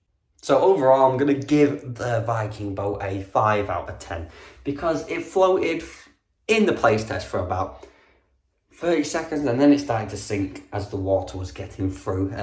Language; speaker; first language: English; native; English